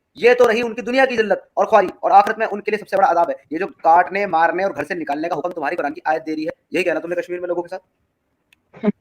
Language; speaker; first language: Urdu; native; Urdu